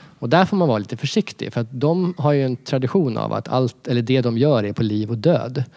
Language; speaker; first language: Swedish; native; Swedish